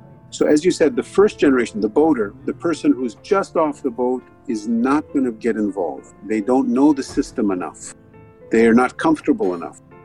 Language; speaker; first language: English; early bilingual, other home language; Arabic